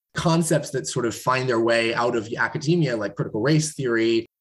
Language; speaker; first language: English; native; English